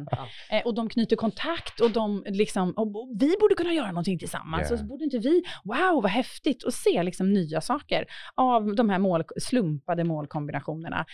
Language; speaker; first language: Swedish; native; Swedish